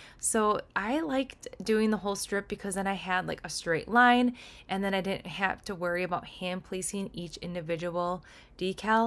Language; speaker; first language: English; native; English